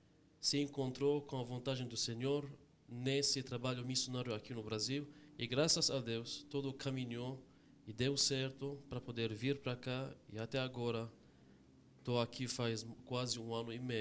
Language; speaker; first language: Portuguese; non-native, fluent; Arabic